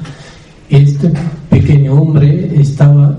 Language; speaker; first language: Spanish; non-native, fluent; French